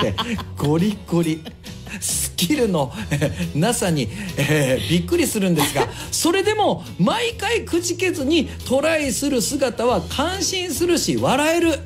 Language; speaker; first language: Japanese; native; Japanese